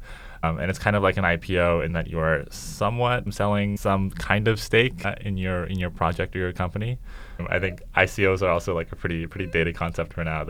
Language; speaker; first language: English; native; English